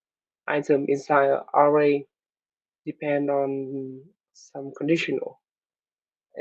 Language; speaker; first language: English; non-native, learner; Vietnamese